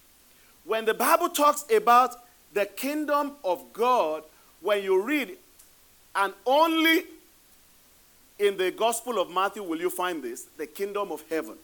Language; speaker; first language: English; non-native, local second language; Yoruba